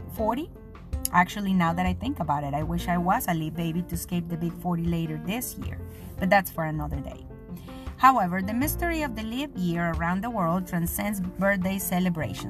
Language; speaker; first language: English; non-native, fluent; Spanish